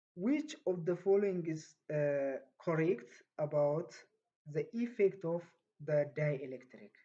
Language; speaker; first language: English; non-native, local second language; Amharic